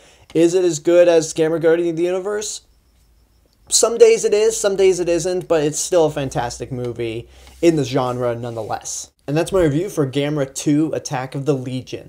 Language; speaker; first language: English; native; English